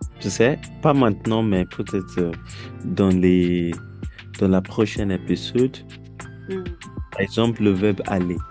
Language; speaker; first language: French; non-native, learner; Yoruba